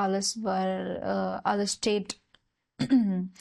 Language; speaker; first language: German; non-native, learner; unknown